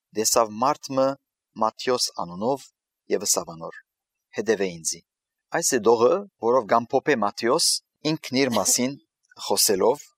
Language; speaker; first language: Armenian; early bilingual, heritage; Armenian